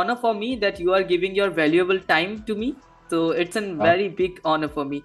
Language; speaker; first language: English; non-native, local second language; Hindi